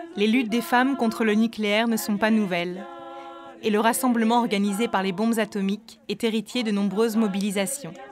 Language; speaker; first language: French; native; French